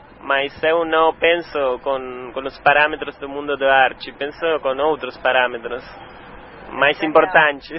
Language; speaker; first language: Portuguese; non-native, learner; Spanish